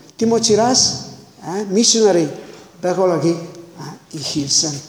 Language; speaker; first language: Mongolian; non-native, learner; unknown